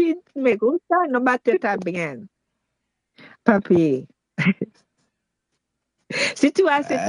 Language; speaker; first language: Spanish; non-native, learner; Haitian Creole